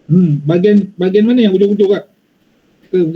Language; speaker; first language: Malay; native; Malay